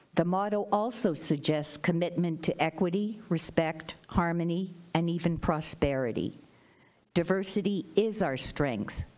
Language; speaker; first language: English; native; English